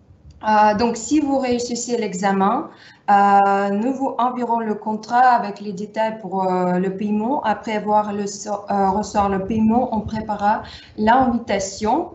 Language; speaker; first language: French; non-native, fluent; Russian